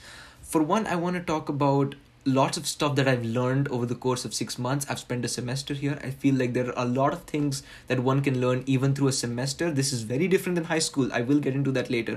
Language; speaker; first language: English; non-native, local second language; Marathi